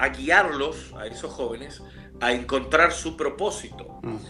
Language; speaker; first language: Spanish; native; Spanish